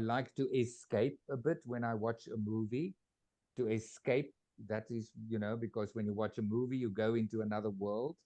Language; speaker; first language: English; non-native, fluent; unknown